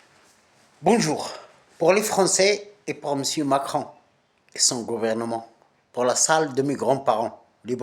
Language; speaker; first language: French; non-native, local second language; Arabic